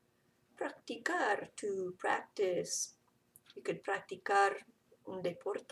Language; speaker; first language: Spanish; non-native, fluent; English